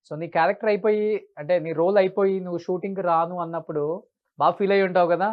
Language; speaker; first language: Telugu; native; Telugu